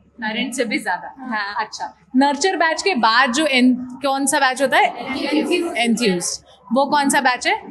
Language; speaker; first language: Hindi; native; Hindi